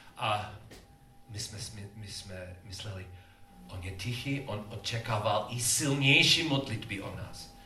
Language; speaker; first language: Czech; non-native, learner; English